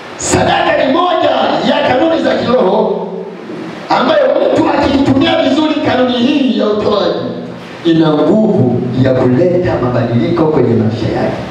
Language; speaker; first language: Swahili; native; Swahili